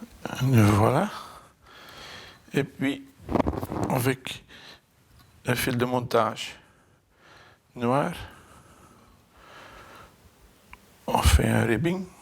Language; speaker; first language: French; non-native, fluent; Dutch